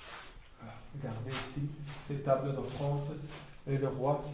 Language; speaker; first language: French; non-native, fluent; Arabic